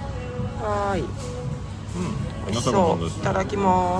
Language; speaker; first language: Japanese; native; Japanese